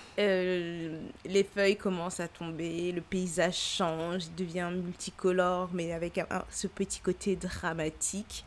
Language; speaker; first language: French; early bilingual, other home language; Lingala